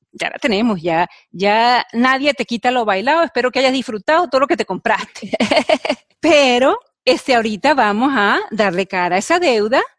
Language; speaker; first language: Spanish; native; Spanish